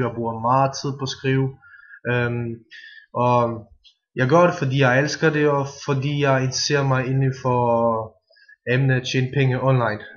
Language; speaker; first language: Danish; non-native, fluent; Bosnian